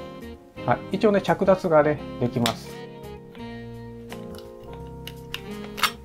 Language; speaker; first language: Japanese; native; Japanese